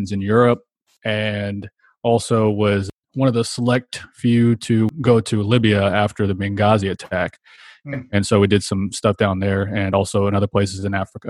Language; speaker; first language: English; native; English